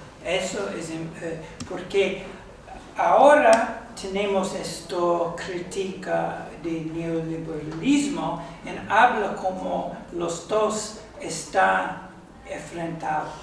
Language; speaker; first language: Spanish; non-native, fluent; English